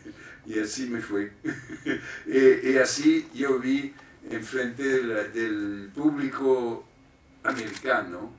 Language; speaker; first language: Spanish; non-native, fluent; French